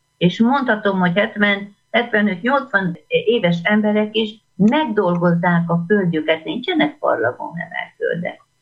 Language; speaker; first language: Hungarian; native; Hungarian